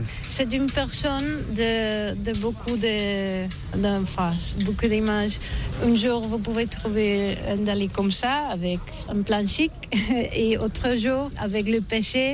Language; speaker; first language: French; non-native, learner; Catalan